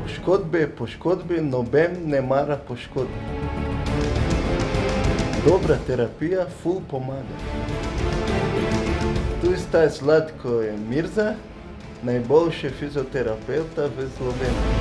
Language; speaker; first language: Slovenian; non-native, learner; Portuguese